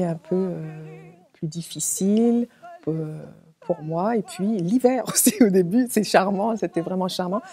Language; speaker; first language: French; native; French